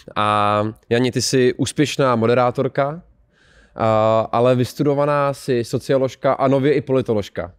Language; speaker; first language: Czech; native; Czech